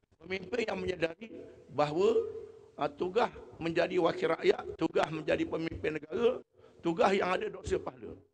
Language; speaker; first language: Malay; native; Malay